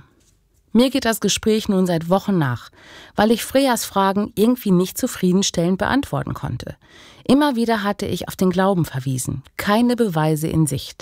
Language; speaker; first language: German; native; German